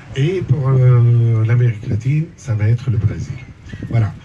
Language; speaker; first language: French; non-native, local second language; Arabic